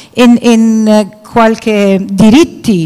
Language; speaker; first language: Italian; non-native, fluent; Maltese